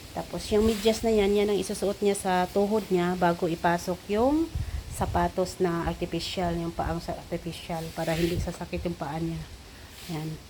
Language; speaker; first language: Filipino; non-native, local second language; Cebuano